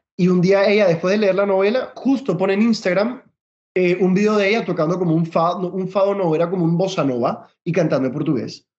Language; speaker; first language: Spanish; native; Spanish